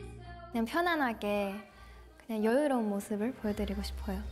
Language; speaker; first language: Korean; non-native, fluent; Japanese